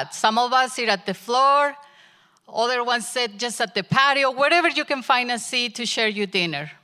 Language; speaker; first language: English; non-native, learner; Spanish